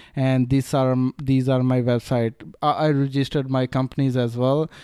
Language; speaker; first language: English; non-native, local second language; Punjabi